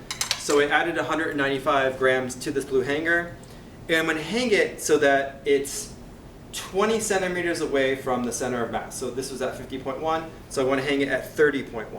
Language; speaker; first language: English; native; English